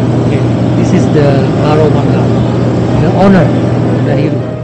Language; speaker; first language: English; non-native, fluent; Indonesian